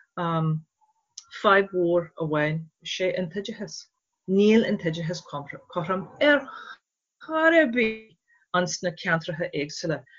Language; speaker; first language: Irish; non-native, fluent; English